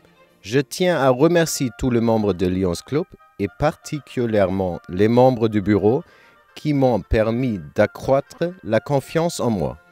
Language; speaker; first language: French; non-native, learner; German